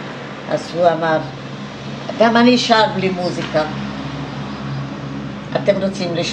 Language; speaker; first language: Hebrew; non-native, fluent; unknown